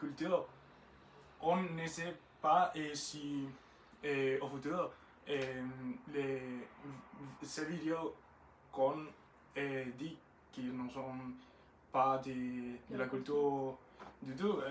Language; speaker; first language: French; non-native, learner; Spanish